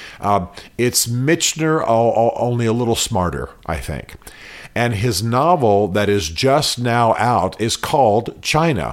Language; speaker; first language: English; native; English